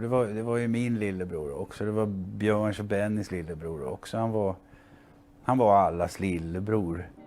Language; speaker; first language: Swedish; native; Swedish